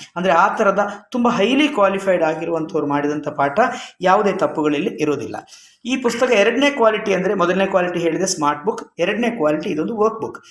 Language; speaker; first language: Kannada; native; Kannada